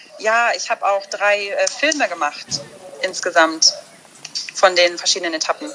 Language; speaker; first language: German; early bilingual, other home language; Russian